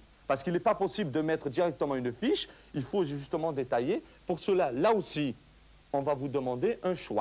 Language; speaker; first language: French; native; French